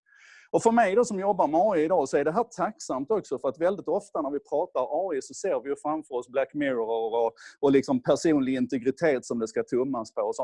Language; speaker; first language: Swedish; native; Swedish